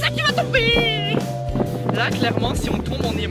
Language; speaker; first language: French; native; French